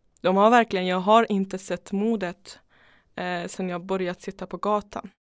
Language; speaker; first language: Swedish; non-native, fluent; Persian